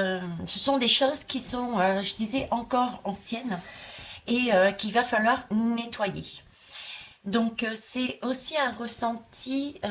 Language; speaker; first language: French; native; French